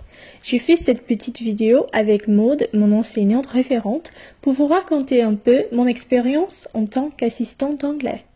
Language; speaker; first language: French; non-native, fluent; English